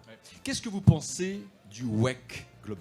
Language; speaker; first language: French; native; French